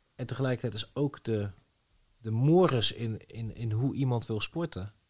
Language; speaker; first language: Dutch; native; Dutch